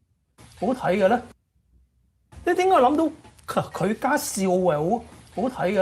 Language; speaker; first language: Chinese; native; Chinese